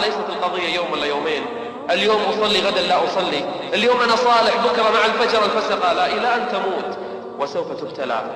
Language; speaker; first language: Arabic; native; Arabic